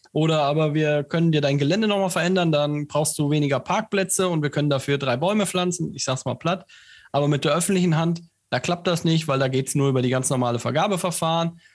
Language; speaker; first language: German; native; German